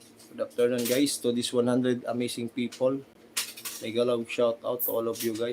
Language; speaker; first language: English; non-native, local second language; Filipino